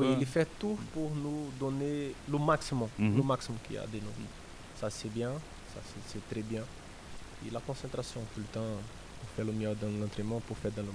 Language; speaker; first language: French; non-native, learner; Portuguese